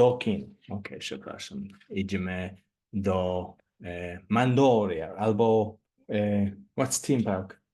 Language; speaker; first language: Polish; non-native, learner; English